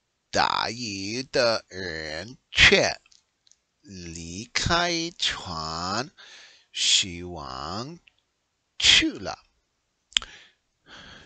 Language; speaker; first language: Chinese; non-native, learner; English